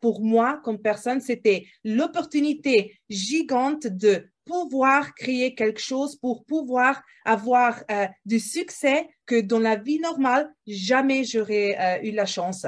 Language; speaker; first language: French; non-native, fluent; Portuguese